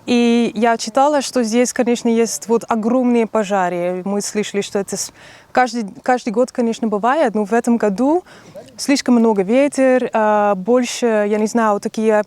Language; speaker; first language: Russian; non-native, learner; Dutch